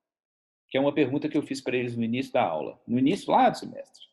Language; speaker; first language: Portuguese; native; Portuguese